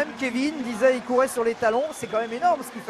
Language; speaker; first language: French; native; French